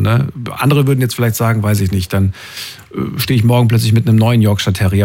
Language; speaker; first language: German; native; German